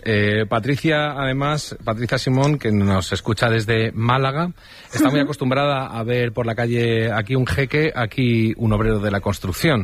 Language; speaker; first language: Spanish; native; Spanish